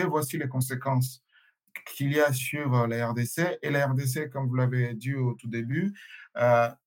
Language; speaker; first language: French; non-native, local second language; Swahili